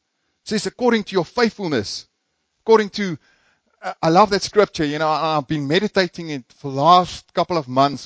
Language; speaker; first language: English; non-native, local second language; Afrikaans